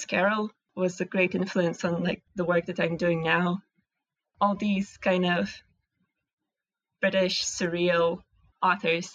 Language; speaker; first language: English; non-native, fluent; Russian